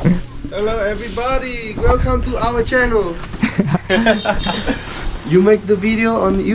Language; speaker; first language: English; non-native, learner; Vietnamese